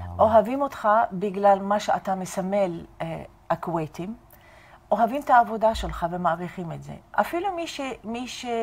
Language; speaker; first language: Hebrew; non-native, fluent; Arabic